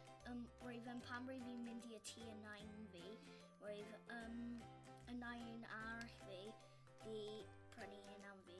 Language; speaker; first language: Welsh; non-native, local second language; English